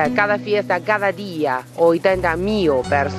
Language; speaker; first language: Portuguese; non-native, learner; Chinese